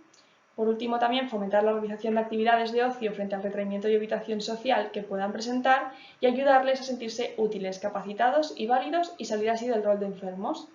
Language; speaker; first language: Spanish; native; Spanish